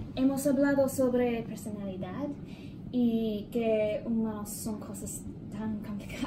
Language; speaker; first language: Spanish; non-native, learner; English